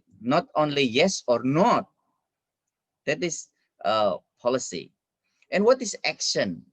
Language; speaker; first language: English; non-native, fluent; Indonesian